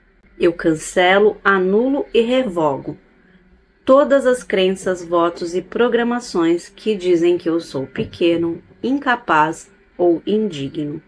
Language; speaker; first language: Portuguese; native; Portuguese